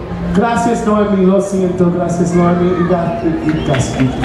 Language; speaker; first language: Spanish; non-native, learner; English